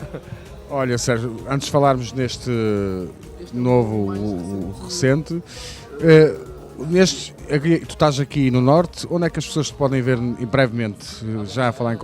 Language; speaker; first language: Portuguese; native; Portuguese